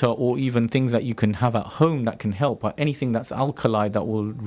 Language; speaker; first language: English; native; English